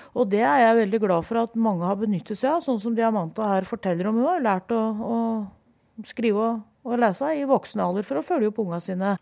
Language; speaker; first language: Norwegian; native; Norwegian